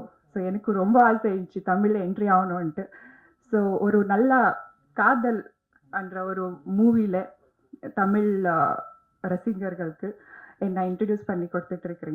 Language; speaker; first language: Tamil; non-native, learner; Kannada